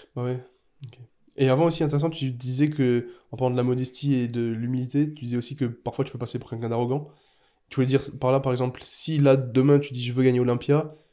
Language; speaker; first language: French; native; French